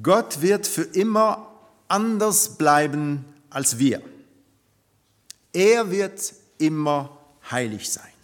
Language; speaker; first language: German; non-native, fluent; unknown